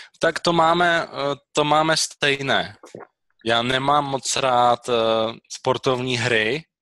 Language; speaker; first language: Czech; native; Czech